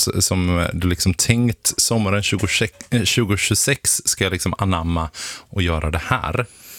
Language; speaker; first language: Swedish; native; Swedish